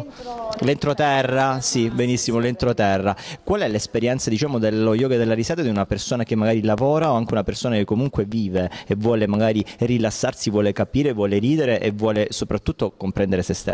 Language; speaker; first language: Italian; native; Italian